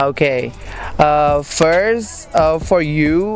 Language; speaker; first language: English; non-native, learner; Indonesian